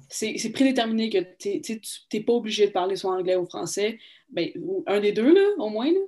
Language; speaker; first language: French; native; French